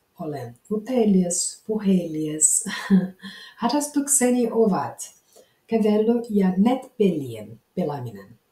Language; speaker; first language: Finnish; non-native, learner; Portuguese